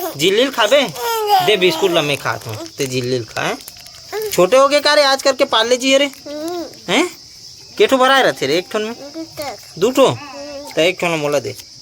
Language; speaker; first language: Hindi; non-native, local second language; Chhattisgarhi